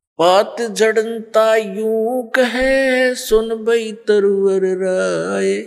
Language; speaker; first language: Hindi; native; Hindi